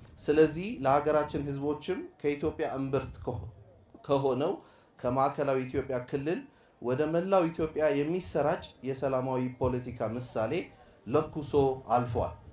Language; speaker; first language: Amharic; non-native, local second language; Hadiyya